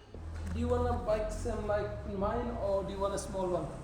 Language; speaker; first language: English; non-native, learner; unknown